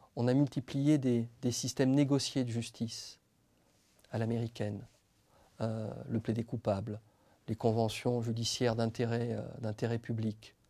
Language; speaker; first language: French; native; French